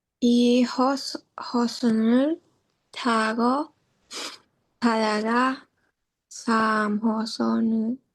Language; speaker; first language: Korean; non-native, learner; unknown